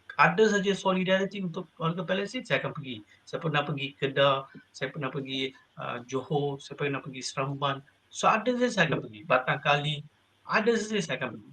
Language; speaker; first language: Malay; non-native, local second language; Tamil